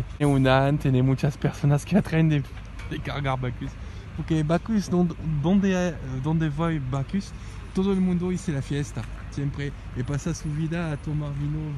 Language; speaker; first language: Spanish; non-native, learner; French